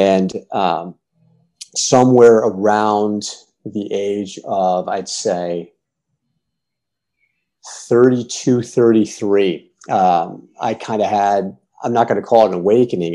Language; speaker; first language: English; native; English